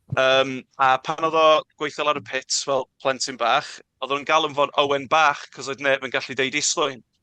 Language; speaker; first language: Welsh; non-native, local second language; English